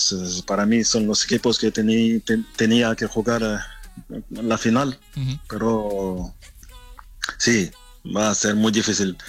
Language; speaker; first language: Spanish; non-native, learner; French